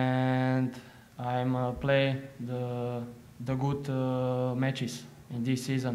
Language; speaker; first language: English; non-native, learner; Slovak